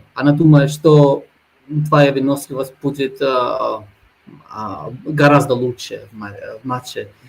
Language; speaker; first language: Russian; non-native, learner; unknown